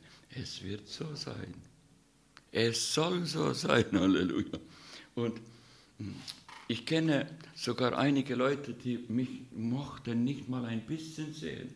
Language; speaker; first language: German; non-native, fluent; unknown